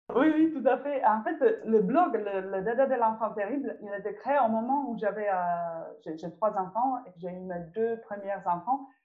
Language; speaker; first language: French; non-native, fluent; Czech